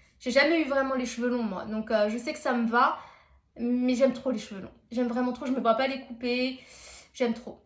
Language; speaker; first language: French; early bilingual, other home language; Arabic